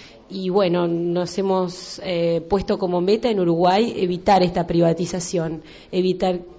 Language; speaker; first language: Spanish; native; Spanish